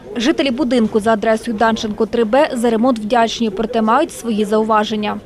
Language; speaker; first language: Ukrainian; native; Ukrainian